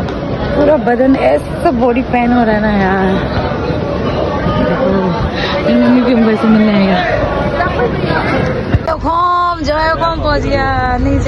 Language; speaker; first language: Hindi; non-native, local second language; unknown